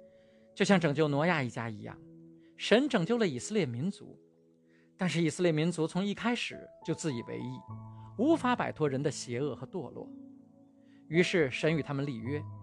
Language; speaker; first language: Chinese; native; Chinese